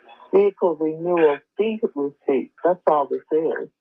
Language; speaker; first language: English; native; English